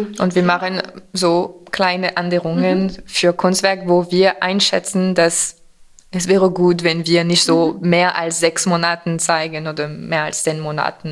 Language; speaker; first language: German; non-native, fluent; French